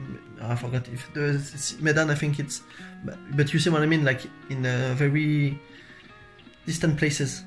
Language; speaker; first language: English; non-native, learner; French